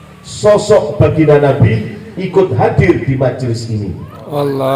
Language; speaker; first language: Indonesian; native; Indonesian